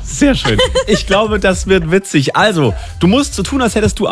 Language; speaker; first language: German; native; German